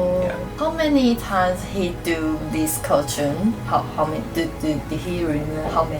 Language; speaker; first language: English; non-native, learner; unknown